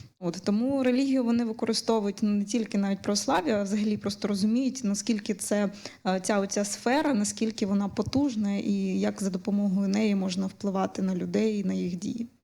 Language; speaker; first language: Ukrainian; native; Ukrainian